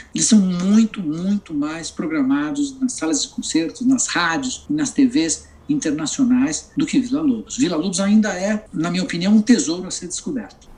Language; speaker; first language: Portuguese; native; Portuguese